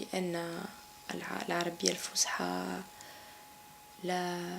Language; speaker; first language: Arabic; non-native, local second language; Kabyle